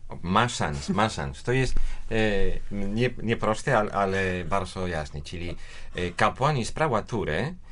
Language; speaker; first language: Polish; non-native, fluent; Spanish